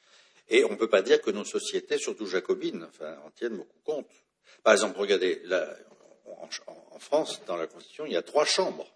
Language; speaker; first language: French; native; French